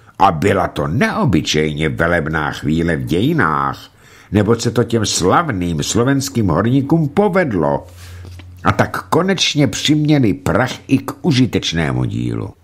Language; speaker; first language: Czech; native; Czech